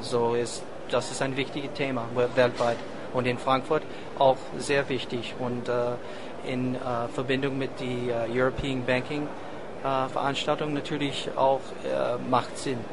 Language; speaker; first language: German; non-native, learner; English